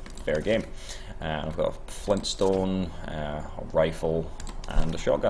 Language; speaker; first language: English; native; English